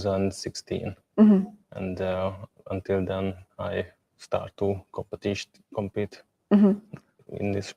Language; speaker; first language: English; non-native, learner; Hungarian